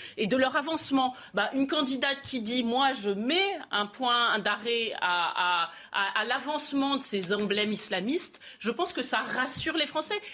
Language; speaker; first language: French; native; French